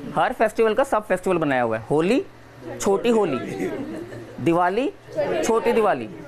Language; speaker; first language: Hindi; native; Hindi